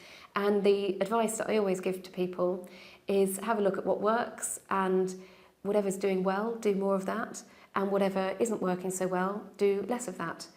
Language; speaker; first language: English; native; English